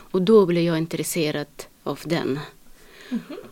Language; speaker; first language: Swedish; non-native, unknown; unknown